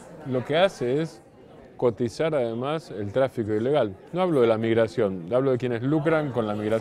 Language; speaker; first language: Spanish; native; Spanish